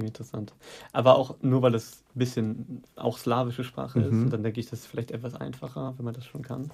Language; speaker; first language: German; native; German